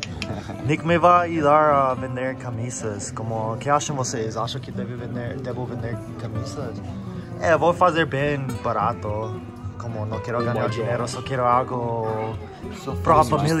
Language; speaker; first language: Portuguese; non-native, learner; English